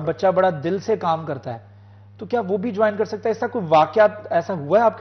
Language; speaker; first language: Hindi; non-native, local second language; Punjabi